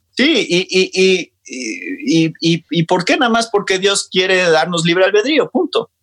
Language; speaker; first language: Spanish; native; Spanish